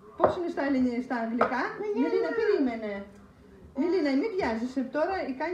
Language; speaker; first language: Greek; non-native, fluent; Russian